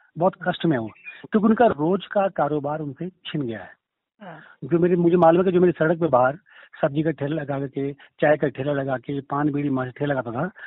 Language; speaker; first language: Hindi; native; Hindi